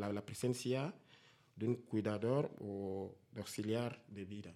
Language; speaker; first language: Catalan; non-native, learner; Spanish